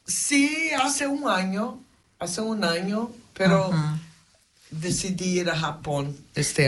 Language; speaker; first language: Spanish; non-native, fluent; Portuguese